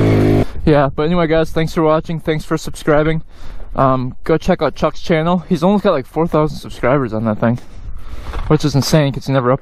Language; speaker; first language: English; native; English